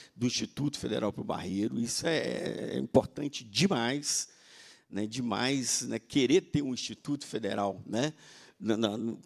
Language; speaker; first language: Portuguese; native; Portuguese